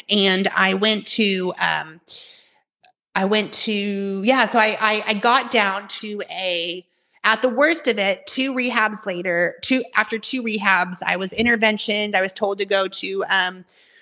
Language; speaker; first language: English; native; English